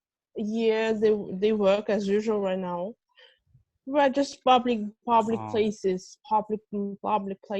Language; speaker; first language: English; non-native, fluent; Russian